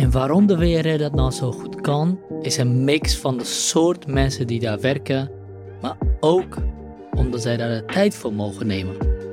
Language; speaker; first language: Dutch; native; Dutch